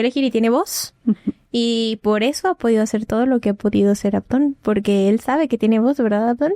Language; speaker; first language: Spanish; native; Spanish